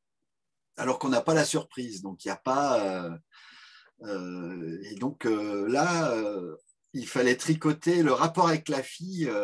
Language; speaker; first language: French; native; French